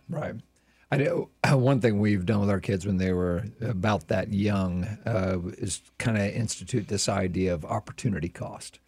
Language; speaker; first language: English; native; English